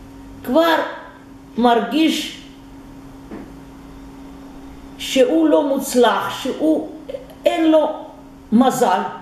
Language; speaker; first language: Hebrew; non-native, fluent; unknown